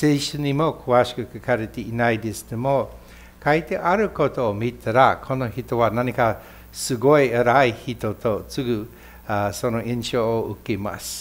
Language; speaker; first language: Japanese; non-native, fluent; English